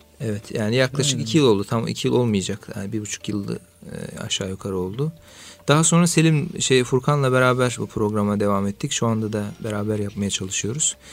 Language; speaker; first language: Turkish; native; Turkish